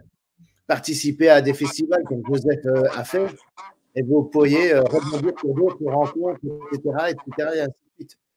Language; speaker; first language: French; native; French